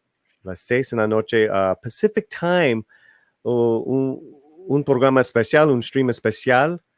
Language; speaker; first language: Spanish; early bilingual, heritage; Spanish